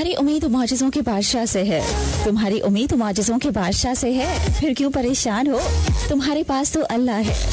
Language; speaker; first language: Urdu; non-native, local second language; Sindhi